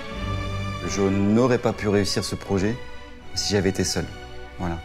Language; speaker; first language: French; native; French